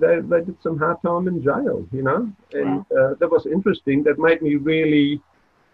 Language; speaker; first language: English; non-native, fluent; German